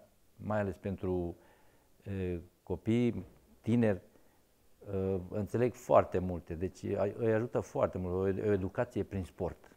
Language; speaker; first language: Romanian; non-native, local second language; Serbian